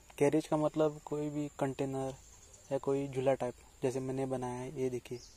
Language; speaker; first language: Hindi; non-native, local second language; Konkani